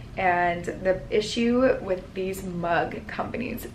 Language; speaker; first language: English; native; English